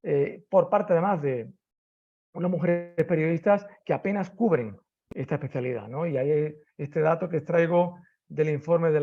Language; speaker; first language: Spanish; native; Spanish